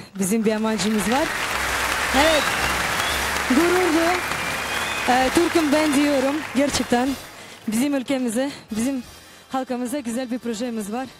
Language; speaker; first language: Turkish; non-native, fluent; Russian